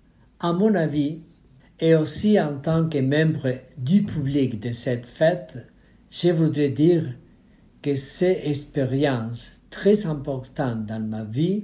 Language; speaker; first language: French; non-native, fluent; Spanish